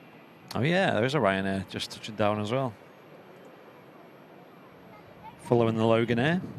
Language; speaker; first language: English; native; English